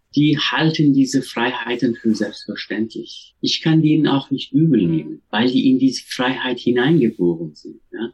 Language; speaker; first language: German; non-native, fluent; Turkish